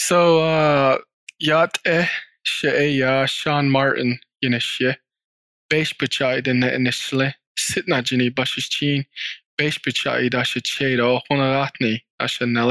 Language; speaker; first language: English; early bilingual, other home language; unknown